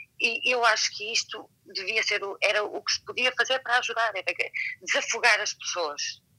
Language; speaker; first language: Portuguese; native; Portuguese